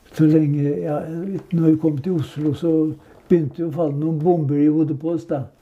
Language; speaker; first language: Norwegian; native; Norwegian